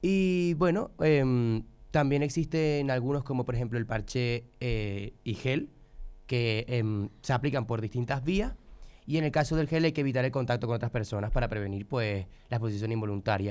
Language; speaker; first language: Spanish; native; Spanish